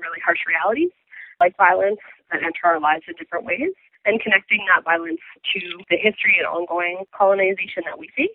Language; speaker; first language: English; native; English